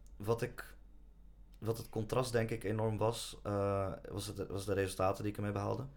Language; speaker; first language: Dutch; native; Dutch